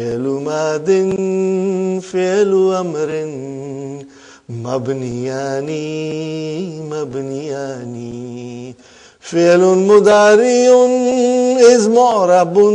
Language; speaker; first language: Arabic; non-native, fluent; English